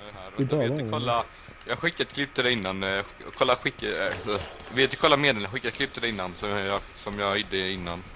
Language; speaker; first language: Swedish; native; Swedish